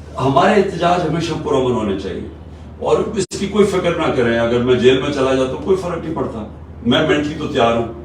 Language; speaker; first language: Urdu; native; Urdu